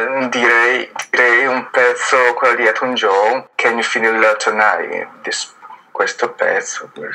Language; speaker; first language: Italian; non-native, fluent; Chinese